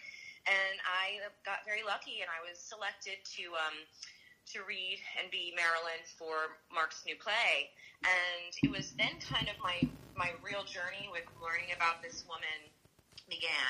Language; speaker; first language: English; native; English